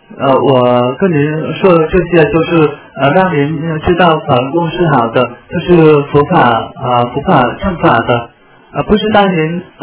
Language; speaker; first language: Chinese; non-native, fluent; Vietnamese